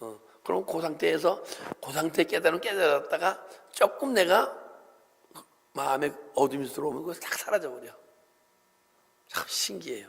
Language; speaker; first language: Korean; native; Korean